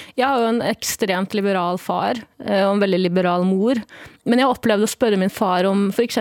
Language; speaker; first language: Norwegian; early bilingual, other home language; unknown